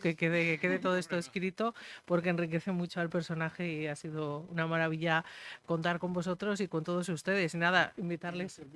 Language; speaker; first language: Spanish; native; Spanish